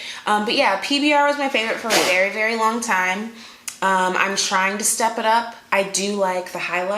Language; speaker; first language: English; native; English